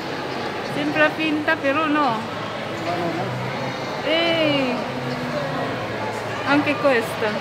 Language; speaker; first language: Italian; non-native, learner; Filipino